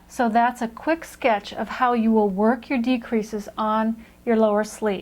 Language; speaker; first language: English; native; English